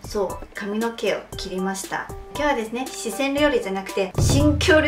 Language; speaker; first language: Japanese; non-native, fluent; Chinese